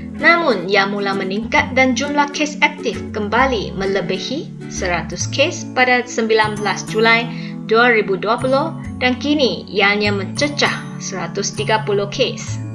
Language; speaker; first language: Malay; non-native, local second language; Chinese